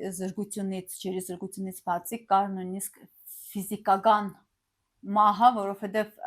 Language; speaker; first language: Armenian; early bilingual, heritage; Armenian